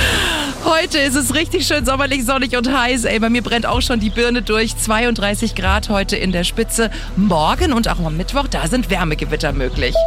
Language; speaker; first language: German; native; German